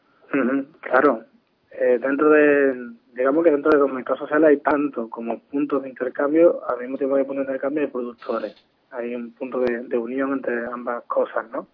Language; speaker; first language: Spanish; native; Spanish